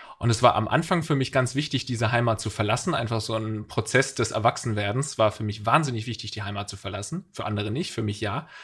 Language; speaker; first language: German; native; German